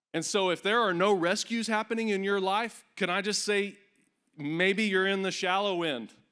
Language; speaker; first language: English; native; English